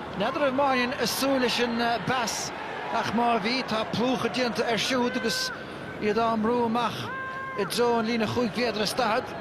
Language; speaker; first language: Irish; native; Irish